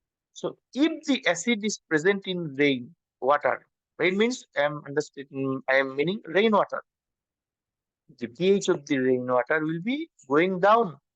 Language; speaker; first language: English; non-native, local second language; Bangla